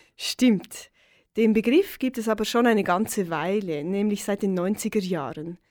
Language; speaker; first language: German; native; German